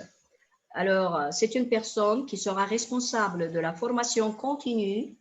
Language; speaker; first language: French; non-native, fluent; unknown